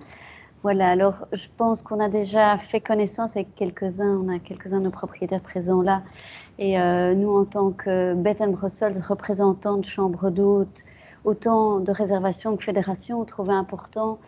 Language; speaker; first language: French; native; French